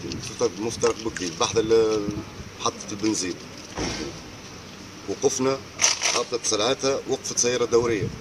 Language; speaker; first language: Arabic; native; Arabic